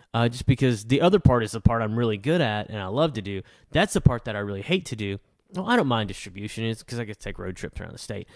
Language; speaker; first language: English; native; English